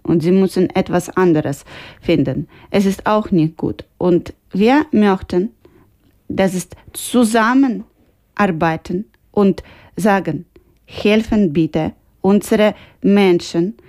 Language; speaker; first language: German; non-native, learner; Ukrainian